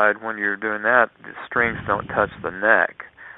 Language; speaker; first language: English; native; English